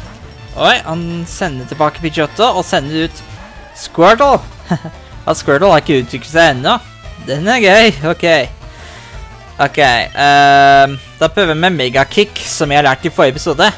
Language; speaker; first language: Norwegian; native; Norwegian